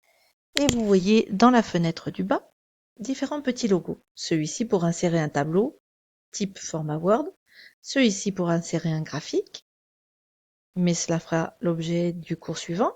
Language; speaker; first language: French; native; French